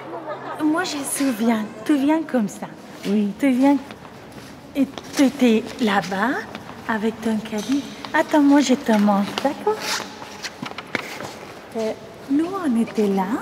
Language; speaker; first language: French; non-native, learner; Persian